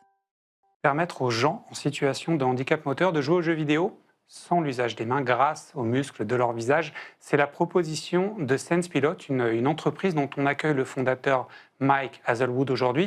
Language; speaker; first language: French; native; French